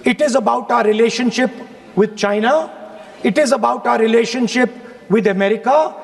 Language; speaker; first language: English; non-native, local second language; Hindi